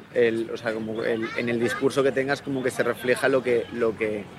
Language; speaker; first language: Spanish; native; Spanish